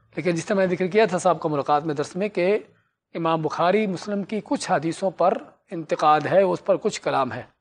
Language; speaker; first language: Urdu; native; Urdu